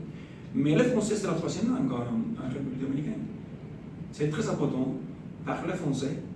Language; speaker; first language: French; non-native, fluent; Spanish